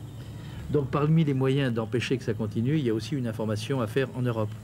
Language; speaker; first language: French; native; French